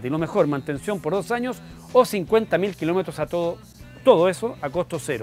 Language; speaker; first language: Spanish; native; Spanish